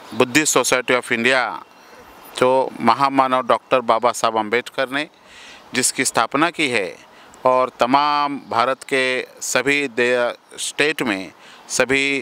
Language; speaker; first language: Hindi; non-native, local second language; Marathi